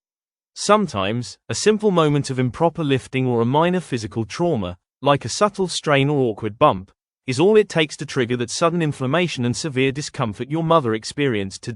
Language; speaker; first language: English; non-native, fluent; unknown